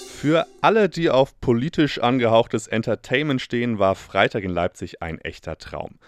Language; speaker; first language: German; native; German